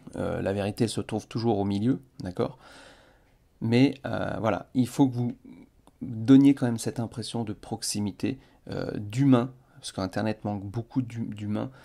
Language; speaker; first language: French; native; French